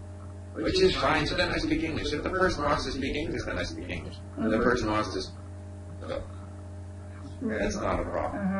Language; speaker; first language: English; non-native, fluent; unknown